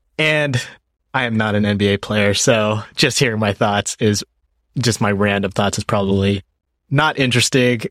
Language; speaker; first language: English; early bilingual, other home language; Japanese